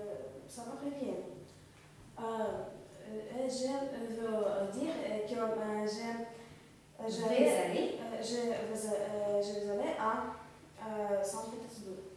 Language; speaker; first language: French; non-native, learner; Russian